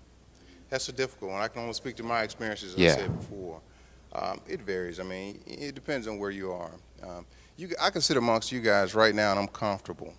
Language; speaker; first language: English; native; English